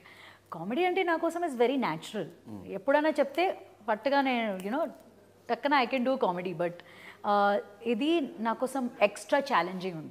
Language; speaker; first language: Telugu; early bilingual, heritage; Telugu